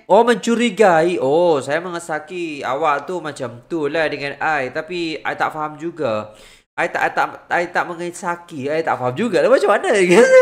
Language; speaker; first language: Indonesian; native; Indonesian